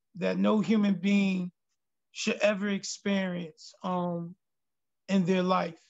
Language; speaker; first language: English; native; English